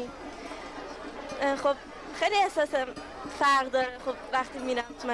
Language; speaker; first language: Persian; early bilingual, heritage; Persian